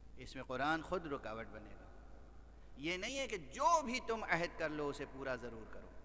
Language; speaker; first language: Urdu; native; Urdu